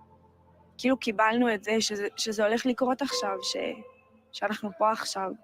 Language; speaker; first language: Hebrew; native; Hebrew